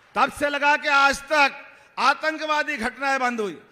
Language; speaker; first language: Hindi; native; Hindi